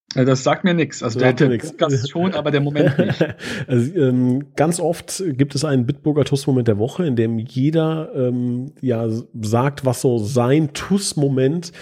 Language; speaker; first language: German; non-native, fluent; Arabic